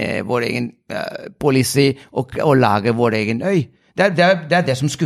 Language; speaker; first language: Norwegian; non-native, fluent; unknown